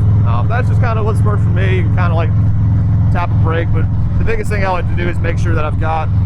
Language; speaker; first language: English; native; English